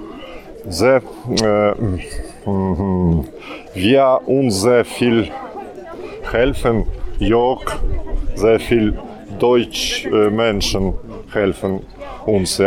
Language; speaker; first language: German; non-native, learner; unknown